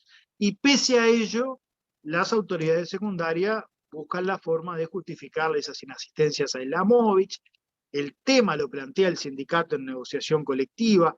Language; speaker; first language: Spanish; native; Spanish